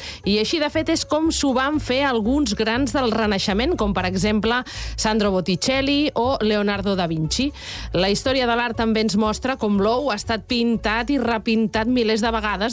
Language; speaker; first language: Catalan; native; Catalan